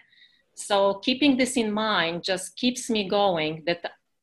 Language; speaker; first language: English; non-native, fluent; Polish